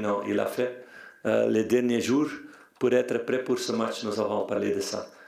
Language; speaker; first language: French; non-native, fluent; Dutch